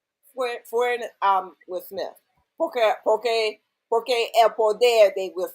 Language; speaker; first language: Spanish; non-native, learner; English